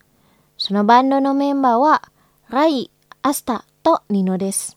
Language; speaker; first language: Japanese; non-native, fluent; Indonesian